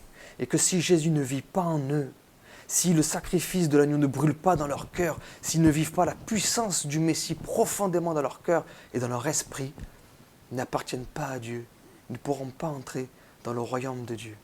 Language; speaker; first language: French; native; French